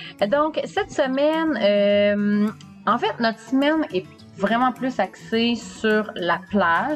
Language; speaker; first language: French; native; French